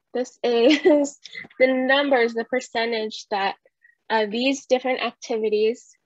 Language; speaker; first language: English; early bilingual, other home language; Spanish